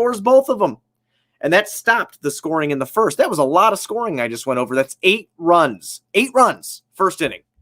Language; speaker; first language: English; native; English